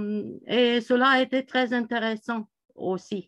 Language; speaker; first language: French; non-native, fluent; Romanian